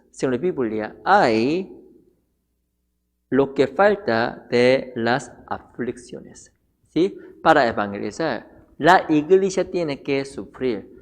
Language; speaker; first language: Spanish; non-native, fluent; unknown